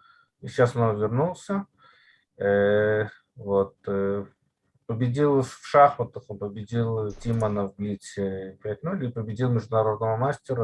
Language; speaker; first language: Russian; native; Russian